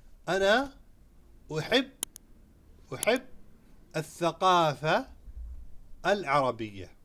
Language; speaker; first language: Arabic; non-native, fluent; Urdu